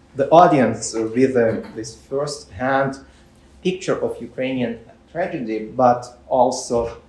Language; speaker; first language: English; non-native, fluent; Ukrainian